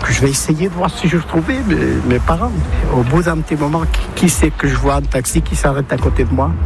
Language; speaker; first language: French; early bilingual, other home language; Portuguese